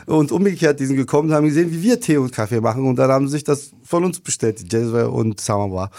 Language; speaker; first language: German; non-native, fluent; Turkish